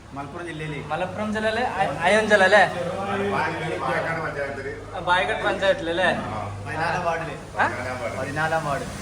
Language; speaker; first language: Malayalam; non-native, learner; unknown